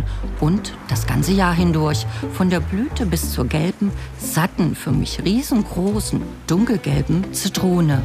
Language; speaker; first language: German; native; German